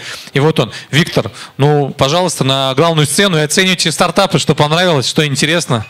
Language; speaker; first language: Russian; native; Russian